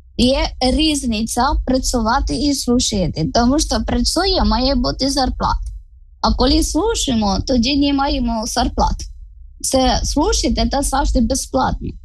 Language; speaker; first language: Ukrainian; non-native, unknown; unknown